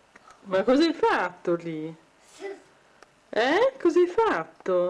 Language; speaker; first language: Italian; native; Italian